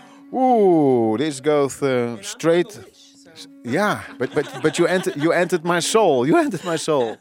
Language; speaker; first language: English; non-native, fluent; Dutch